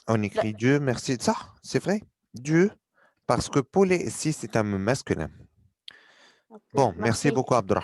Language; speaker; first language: French; non-native, fluent; Arabic